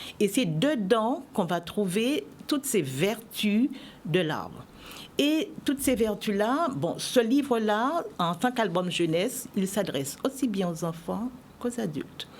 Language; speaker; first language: French; native; French